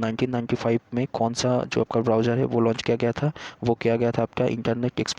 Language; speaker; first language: Hindi; native; Hindi